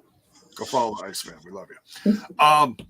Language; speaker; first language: English; native; English